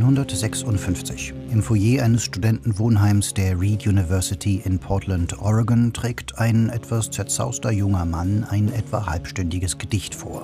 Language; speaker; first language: German; native; German